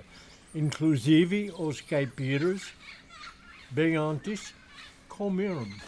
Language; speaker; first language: Portuguese; non-native, learner; English